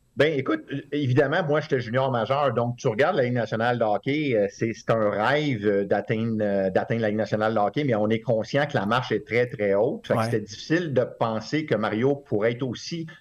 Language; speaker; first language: French; native; French